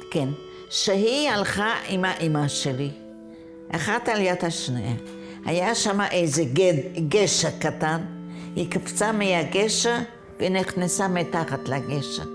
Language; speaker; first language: Hebrew; non-native, fluent; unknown